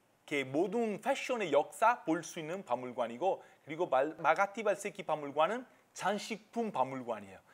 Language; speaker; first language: Korean; non-native, fluent; Italian